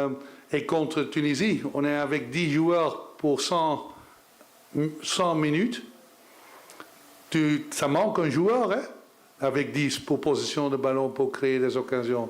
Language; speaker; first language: French; non-native, learner; Dutch